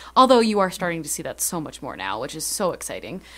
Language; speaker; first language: English; native; English